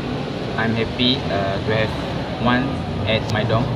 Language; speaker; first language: English; non-native, local second language; Malay